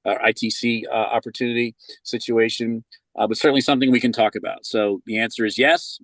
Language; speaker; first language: English; native; English